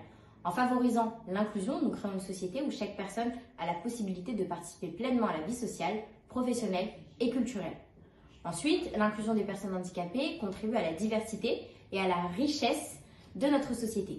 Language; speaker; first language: French; native; French